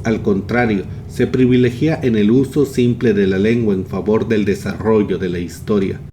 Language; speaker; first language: Spanish; native; Spanish